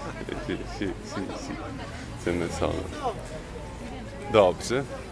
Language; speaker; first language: Italian; non-native, fluent; Polish